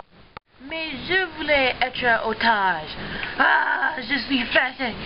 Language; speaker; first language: French; non-native, learner; English